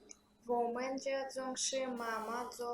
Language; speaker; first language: Chinese; non-native, learner; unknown